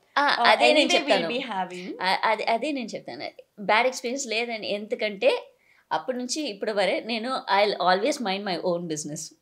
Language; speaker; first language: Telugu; non-native, learner; Malayalam